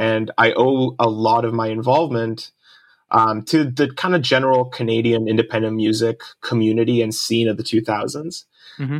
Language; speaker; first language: English; early bilingual, other home language; Japanese